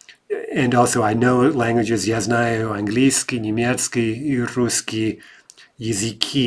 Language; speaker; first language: Russian; non-native, fluent; English